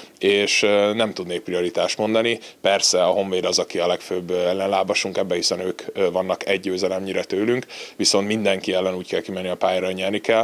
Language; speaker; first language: Hungarian; native; Hungarian